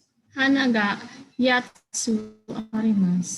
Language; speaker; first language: Japanese; non-native, learner; Filipino